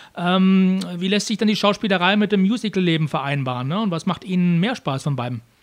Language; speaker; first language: German; native; German